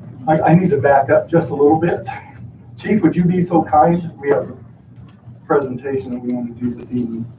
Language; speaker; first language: English; native; English